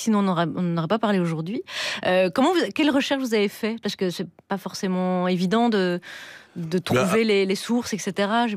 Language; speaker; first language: French; native; French